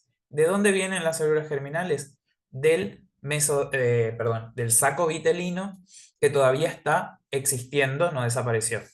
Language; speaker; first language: Spanish; native; Spanish